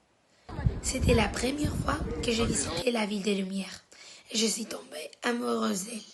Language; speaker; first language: French; non-native, fluent; Spanish